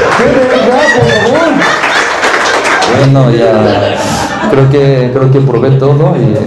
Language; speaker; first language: Spanish; non-native, learner; Korean